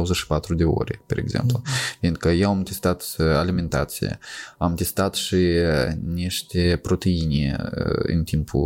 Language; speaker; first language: Romanian; non-native, local second language; Russian